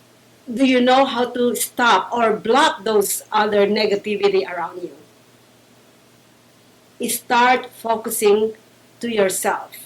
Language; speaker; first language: English; non-native, local second language; Filipino